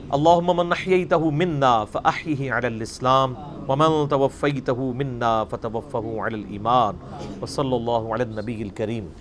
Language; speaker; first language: Urdu; non-native, local second language; Punjabi